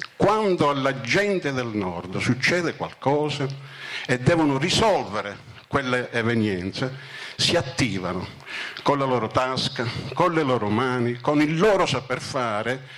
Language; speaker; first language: Italian; native; Italian